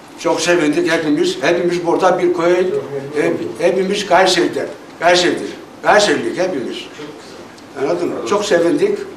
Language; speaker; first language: Turkish; early bilingual, heritage; Turkish